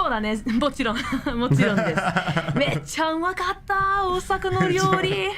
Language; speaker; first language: Japanese; non-native, learner; English